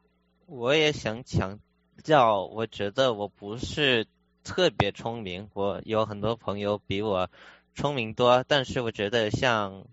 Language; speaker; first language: Chinese; early bilingual, heritage; Chinese